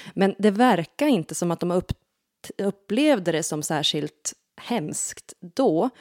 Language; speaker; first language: Swedish; native; Swedish